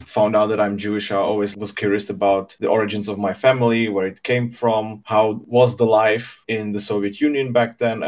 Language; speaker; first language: English; non-native, fluent; Czech